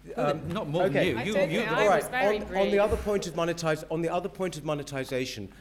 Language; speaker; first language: English; native; English